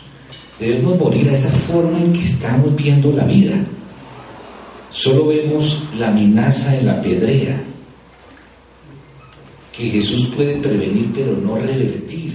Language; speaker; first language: Spanish; native; Spanish